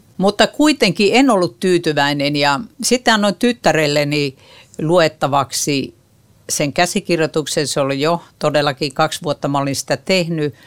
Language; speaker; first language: Finnish; native; Finnish